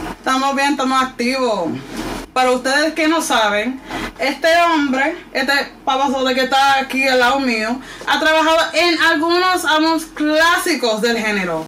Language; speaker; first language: Spanish; early bilingual, other home language; English